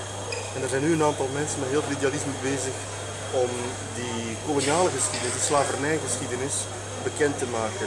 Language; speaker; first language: Dutch; non-native, fluent; French